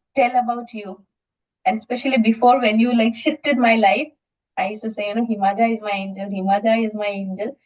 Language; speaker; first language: English; non-native, local second language; Assamese